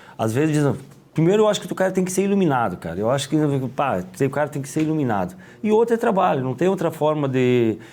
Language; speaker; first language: Portuguese; native; Portuguese